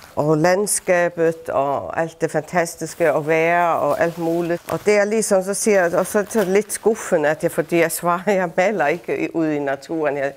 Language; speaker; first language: Danish; non-native, local second language; Faroese